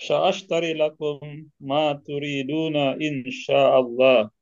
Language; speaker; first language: Arabic; non-native, learner; Indonesian